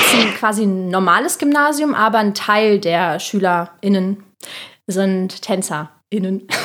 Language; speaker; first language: German; early bilingual, other home language; Russian